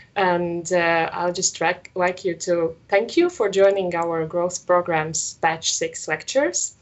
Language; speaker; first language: English; non-native, fluent; Latvian